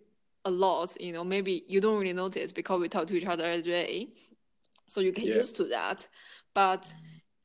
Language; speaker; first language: English; non-native, fluent; Chinese